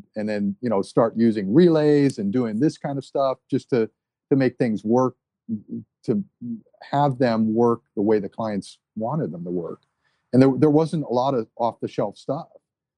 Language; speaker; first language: English; native; English